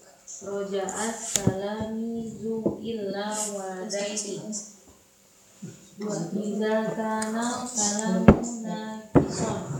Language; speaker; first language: Arabic; non-native, learner; Indonesian